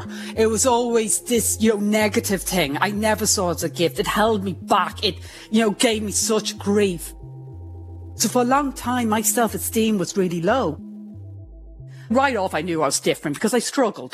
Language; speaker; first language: English; native; English